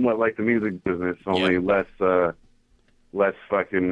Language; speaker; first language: English; native; English